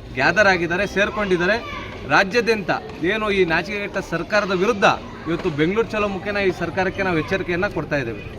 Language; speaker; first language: Kannada; non-native, local second language; Lambadi